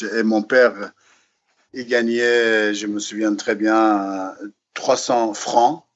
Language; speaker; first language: French; non-native, fluent; Persian